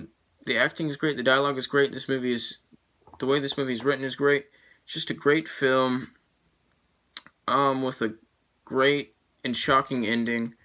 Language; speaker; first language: English; native; English